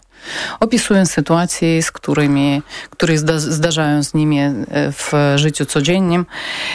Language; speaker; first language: Polish; non-native, local second language; Ukrainian